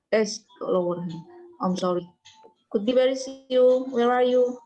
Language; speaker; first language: English; non-native, learner; Indonesian